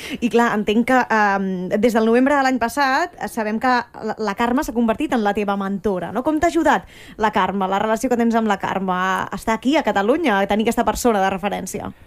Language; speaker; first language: Catalan; native; Catalan